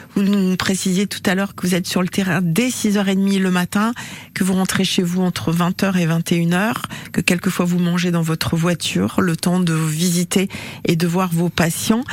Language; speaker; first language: French; native; French